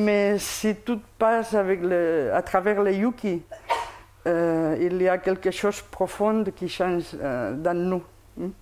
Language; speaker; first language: French; non-native, fluent; Spanish